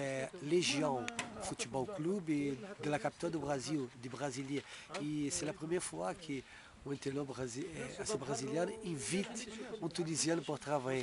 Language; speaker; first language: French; non-native, fluent; Portuguese